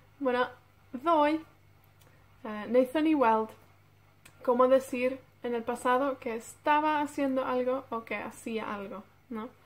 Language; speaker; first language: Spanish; non-native, fluent; Welsh